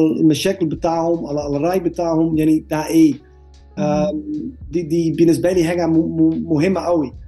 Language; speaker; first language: Arabic; non-native, learner; Dutch